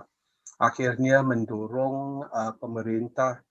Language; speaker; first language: Indonesian; non-native, fluent; English